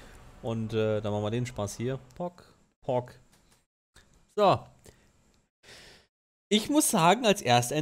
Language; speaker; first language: German; native; German